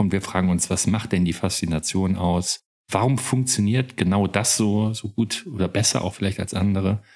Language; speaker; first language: German; native; German